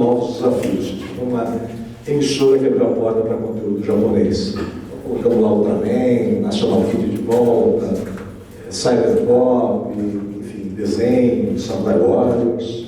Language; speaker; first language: Portuguese; native; Portuguese